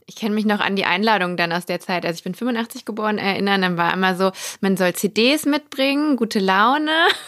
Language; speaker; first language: German; native; German